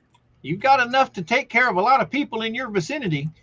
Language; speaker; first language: English; native; English